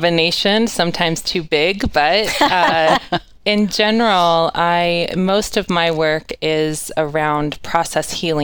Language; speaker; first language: English; native; English